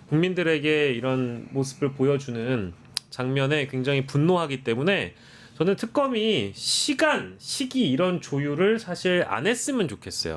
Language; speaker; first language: Korean; native; Korean